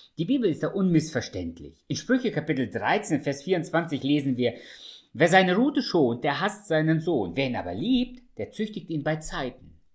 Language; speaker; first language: German; early bilingual, other home language; Russian